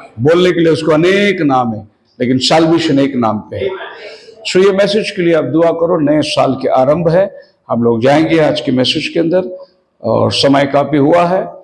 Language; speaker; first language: Hindi; non-native, local second language; Tamil